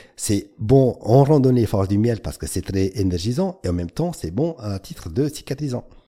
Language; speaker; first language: French; non-native, fluent; Romanian